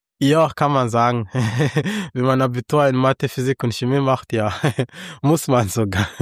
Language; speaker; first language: German; non-native, fluent; Kinyarwanda